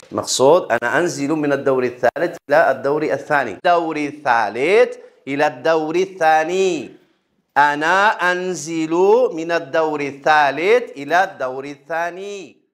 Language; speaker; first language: Arabic; native; Arabic